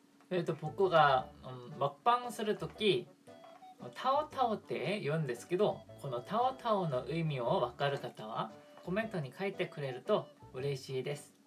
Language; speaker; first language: Japanese; non-native, fluent; Korean